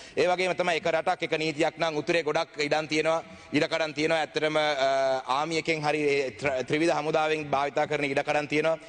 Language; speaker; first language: Sinhala; non-native, local second language; Tamil